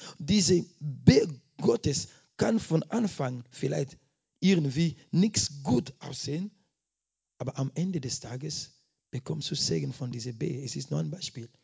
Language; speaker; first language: German; non-native, fluent; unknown